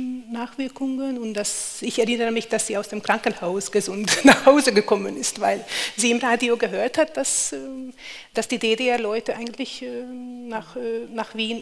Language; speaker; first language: German; non-native, fluent; Hungarian